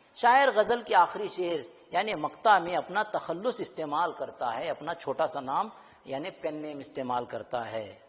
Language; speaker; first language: Urdu; native; Urdu